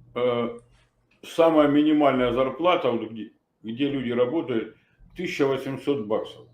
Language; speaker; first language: Russian; native; Russian